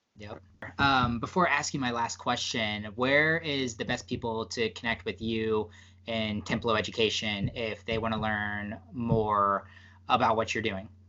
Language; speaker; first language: English; native; English